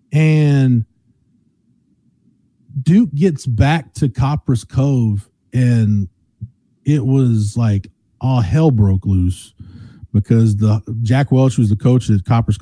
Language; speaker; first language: English; native; English